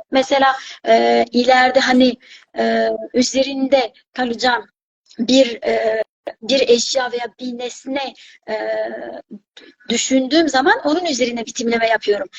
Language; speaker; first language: Turkish; non-native, fluent; Arabic